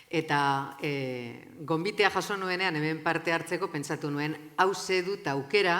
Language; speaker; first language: Basque; native; Basque